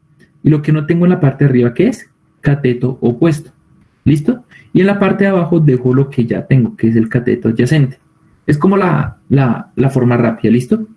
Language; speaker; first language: Spanish; native; Spanish